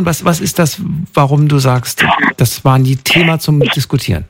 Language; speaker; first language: German; native; German